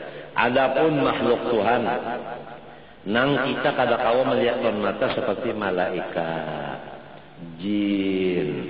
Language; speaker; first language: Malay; non-native, local second language; Banjar